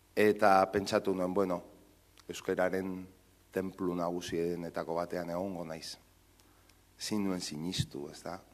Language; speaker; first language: Basque; non-native, local second language; Spanish